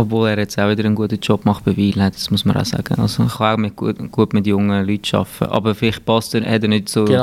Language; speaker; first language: German; native; German